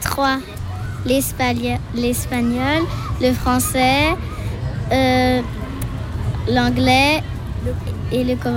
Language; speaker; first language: French; early bilingual, other home language; Comorian